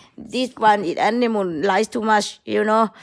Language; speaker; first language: English; non-native, learner; Thai